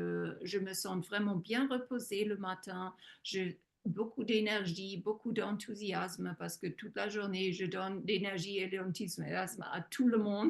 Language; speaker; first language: French; non-native, fluent; German